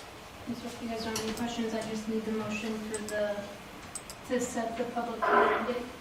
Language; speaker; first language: English; native; English